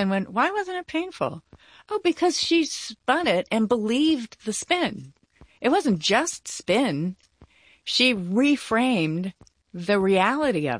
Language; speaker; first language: English; native; English